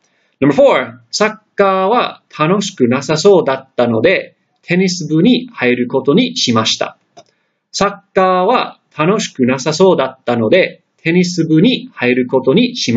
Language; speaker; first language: Japanese; non-native, fluent; English